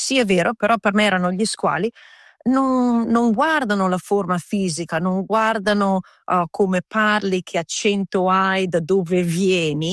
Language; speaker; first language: Italian; early bilingual, heritage; Italian